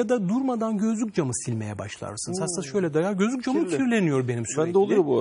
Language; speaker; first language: Turkish; native; Turkish